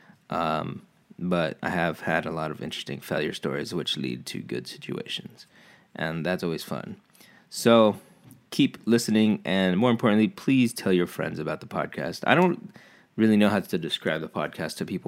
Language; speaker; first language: English; early bilingual, other home language; Spanish